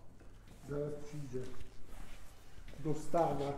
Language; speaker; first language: Polish; non-native, fluent; Italian